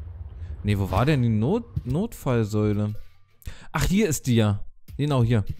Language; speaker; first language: German; native; German